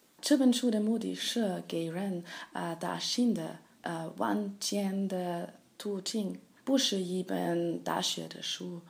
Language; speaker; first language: Chinese; non-native, learner; German